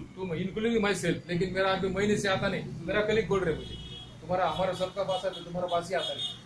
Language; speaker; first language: Hindi; non-native, local second language; Marathi